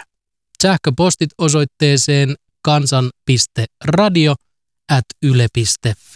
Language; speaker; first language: Finnish; native; Finnish